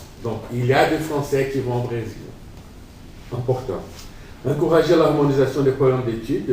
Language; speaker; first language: French; non-native, fluent; Portuguese